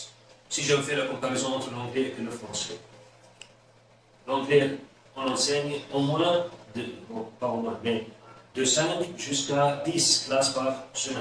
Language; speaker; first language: French; non-native, fluent; Arabic